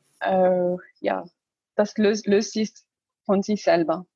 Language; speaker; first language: German; non-native, learner; Arabic